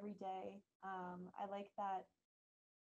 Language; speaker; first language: English; native; English